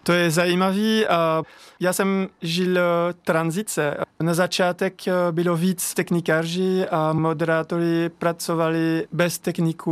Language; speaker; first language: Czech; non-native, learner; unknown